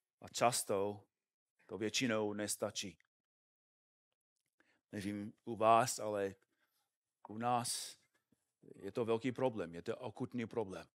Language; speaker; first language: Czech; non-native, fluent; English